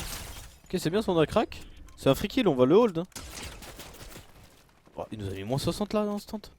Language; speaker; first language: French; native; French